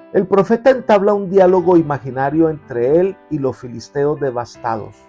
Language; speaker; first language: Spanish; native; Spanish